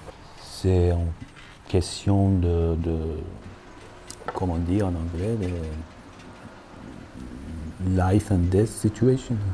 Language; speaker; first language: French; non-native, fluent; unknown